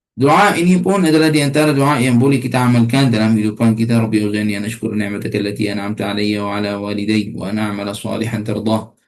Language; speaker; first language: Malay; non-native, fluent; Arabic